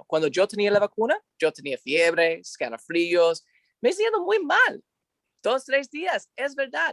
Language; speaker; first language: Spanish; non-native, learner; English